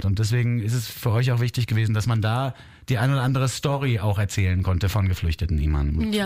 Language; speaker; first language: German; native; German